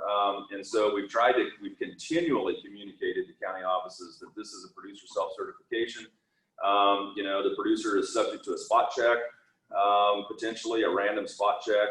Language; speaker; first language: English; native; English